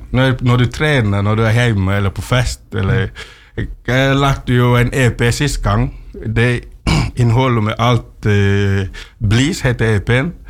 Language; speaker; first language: Norwegian; non-native, fluent; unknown